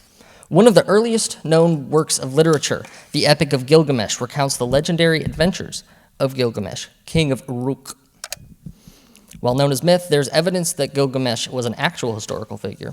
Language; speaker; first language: English; native; English